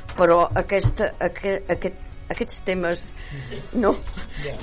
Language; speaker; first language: Catalan; non-native, local second language; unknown